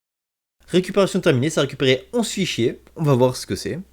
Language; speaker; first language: French; native; French